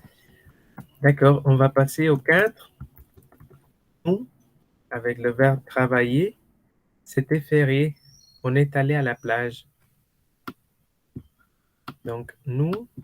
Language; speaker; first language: French; non-native, fluent; Spanish